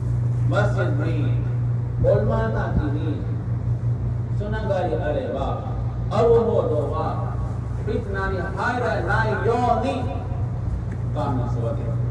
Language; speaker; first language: Japanese; non-native, learner; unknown